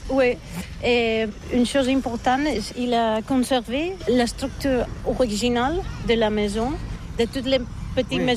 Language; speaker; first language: French; non-native, fluent; Spanish